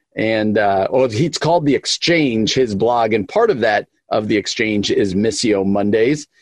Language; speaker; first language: English; native; English